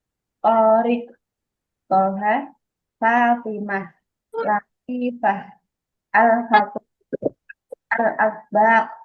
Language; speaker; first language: Arabic; non-native, learner; Indonesian